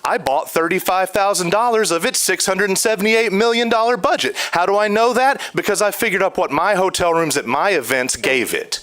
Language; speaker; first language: English; native; English